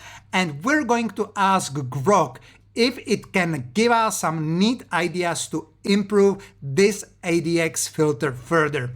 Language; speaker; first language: English; non-native, fluent; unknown